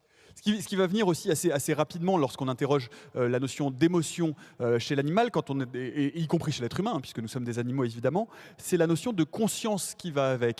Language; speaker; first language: French; native; French